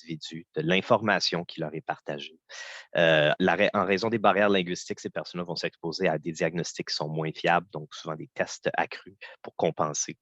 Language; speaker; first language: French; native; French